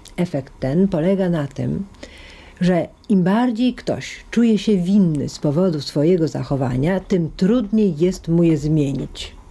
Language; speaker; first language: Polish; native; Polish